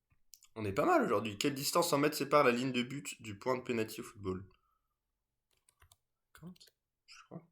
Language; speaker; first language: French; native; French